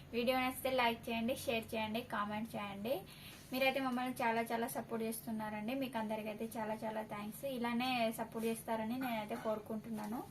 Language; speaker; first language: Telugu; native; Telugu